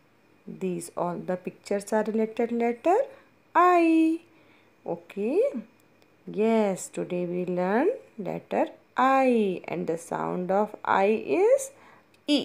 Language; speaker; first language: English; non-native, local second language; Hindi